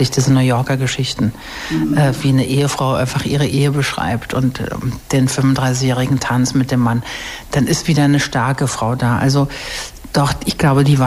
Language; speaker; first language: German; native; German